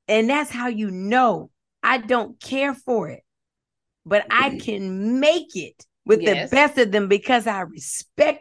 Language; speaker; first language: English; native; English